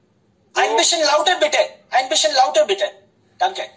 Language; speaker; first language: German; non-native, fluent; Hindi